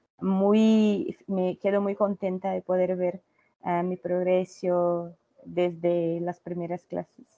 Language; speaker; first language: Spanish; non-native, learner; Portuguese